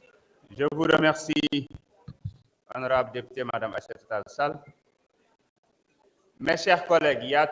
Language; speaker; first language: French; non-native, local second language; Wolof